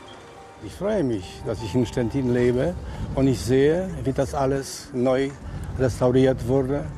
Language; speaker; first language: German; non-native, fluent; Polish